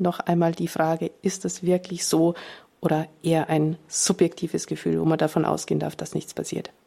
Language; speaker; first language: German; native; German